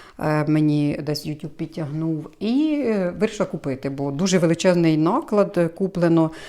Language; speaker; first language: Ukrainian; native; Ukrainian